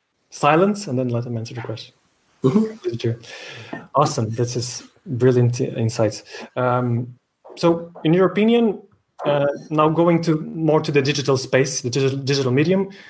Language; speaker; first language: English; non-native, fluent; Portuguese